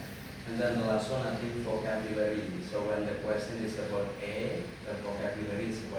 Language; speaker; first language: English; non-native, fluent; Indonesian